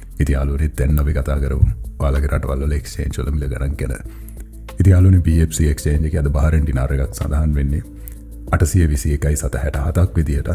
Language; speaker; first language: Sinhala; non-native, local second language; Tamil